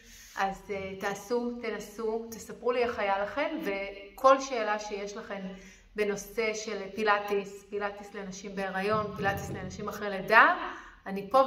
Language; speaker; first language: Hebrew; native; Hebrew